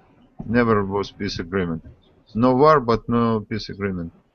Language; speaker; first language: English; non-native, learner; Russian